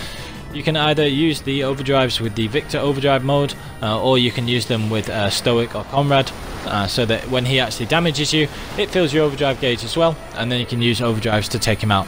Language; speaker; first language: English; native; English